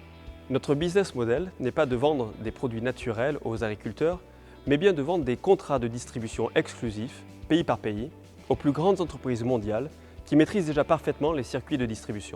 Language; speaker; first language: French; native; French